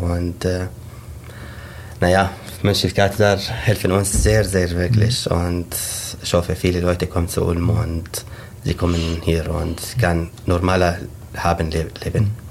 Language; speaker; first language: German; non-native, learner; Arabic